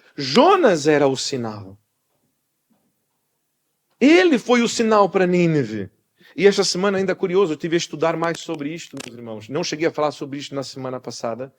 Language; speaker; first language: Portuguese; native; Portuguese